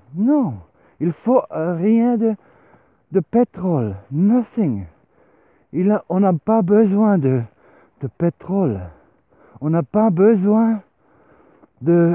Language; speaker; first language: French; non-native, learner; Swiss German